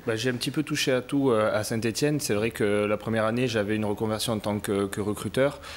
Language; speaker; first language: French; native; French